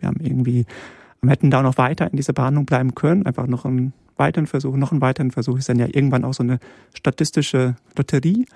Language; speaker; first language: German; early bilingual, other home language; Polish